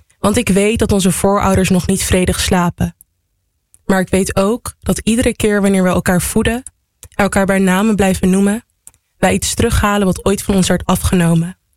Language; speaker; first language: Dutch; native; Dutch